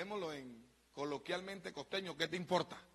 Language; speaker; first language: Spanish; native; Spanish